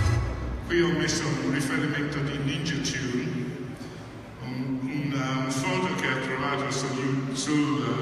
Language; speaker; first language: Italian; non-native, fluent; English